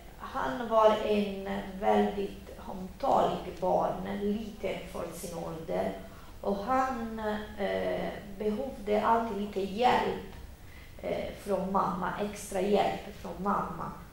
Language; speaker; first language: Swedish; non-native, fluent; Italian